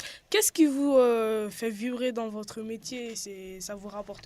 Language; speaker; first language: French; native; French